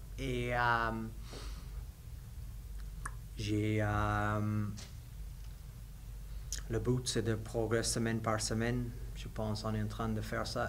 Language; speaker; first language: French; non-native, learner; English